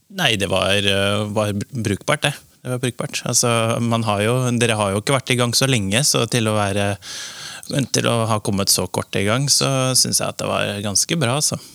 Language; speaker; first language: Norwegian; non-native, fluent; Dutch